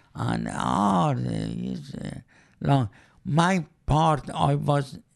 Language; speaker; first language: English; non-native, learner; Persian